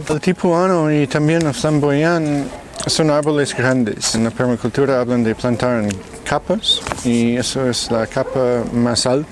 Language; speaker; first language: Spanish; non-native, fluent; English